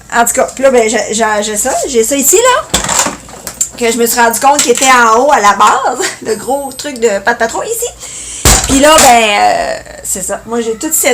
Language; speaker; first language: French; native; French